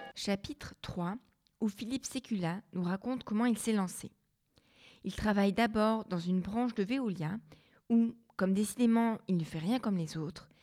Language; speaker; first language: French; native; French